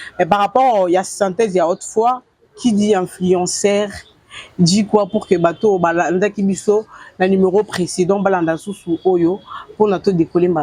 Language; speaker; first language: French; non-native, local second language; Lingala